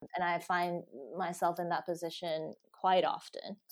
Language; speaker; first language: English; non-native, local second language; Cantonese